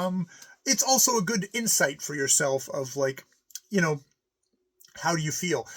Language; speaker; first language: English; native; English